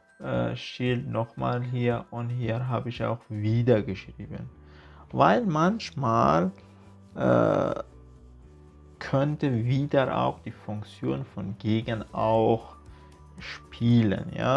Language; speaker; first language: German; non-native, fluent; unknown